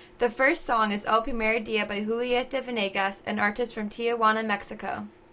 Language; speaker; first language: English; native; English